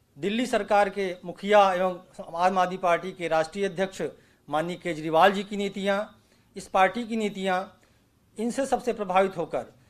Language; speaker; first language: Hindi; native; Hindi